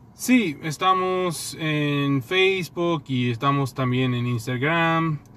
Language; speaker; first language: Spanish; non-native, fluent; English